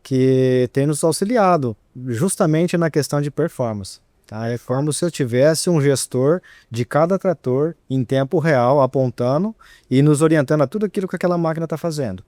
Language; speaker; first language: Portuguese; native; Portuguese